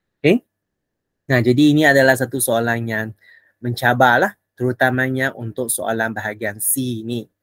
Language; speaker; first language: Malay; non-native, local second language; Chinese